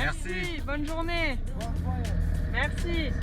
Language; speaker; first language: French; native; French